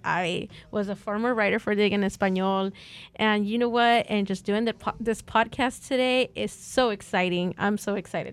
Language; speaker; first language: English; early bilingual, other home language; Spanish